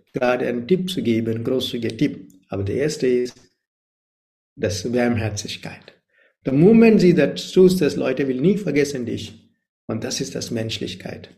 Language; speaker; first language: German; non-native, learner; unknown